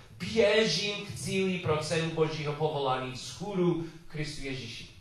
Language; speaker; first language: Czech; non-native, learner; English